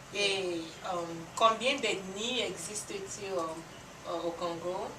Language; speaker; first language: French; non-native, learner; English